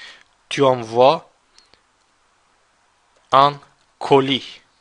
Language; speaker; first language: French; non-native, fluent; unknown